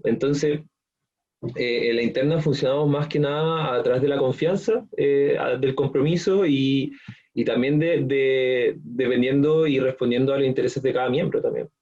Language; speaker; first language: Spanish; native; Spanish